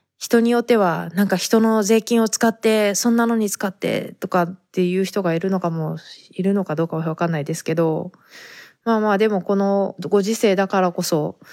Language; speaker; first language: Japanese; native; Japanese